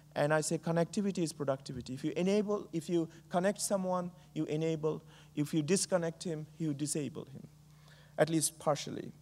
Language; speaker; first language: English; non-native, local second language; Bangla